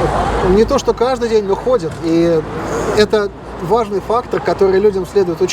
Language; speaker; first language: Russian; native; Russian